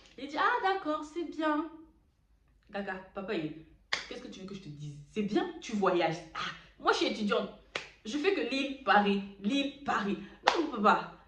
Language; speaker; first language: French; early bilingual, other home language; Lingala